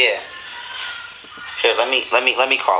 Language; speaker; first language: English; native; English